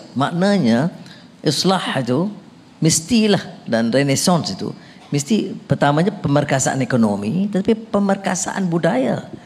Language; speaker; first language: Malay; native; Malay